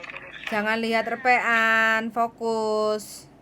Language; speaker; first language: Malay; non-native, local second language; Javanese